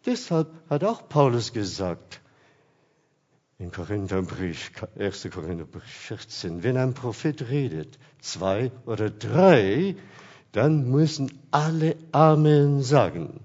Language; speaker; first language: German; non-native, fluent; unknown